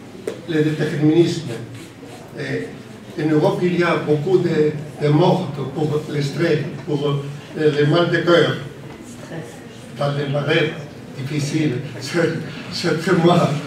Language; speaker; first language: French; non-native, learner; Spanish